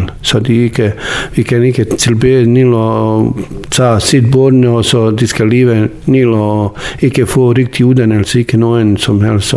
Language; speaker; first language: Danish; non-native, learner; Bosnian